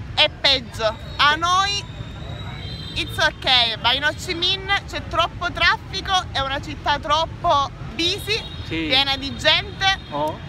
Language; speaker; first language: Italian; native; Italian